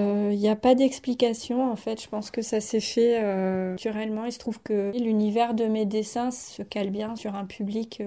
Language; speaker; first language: French; native; French